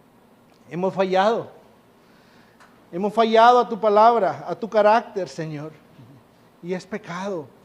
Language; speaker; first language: Spanish; native; Spanish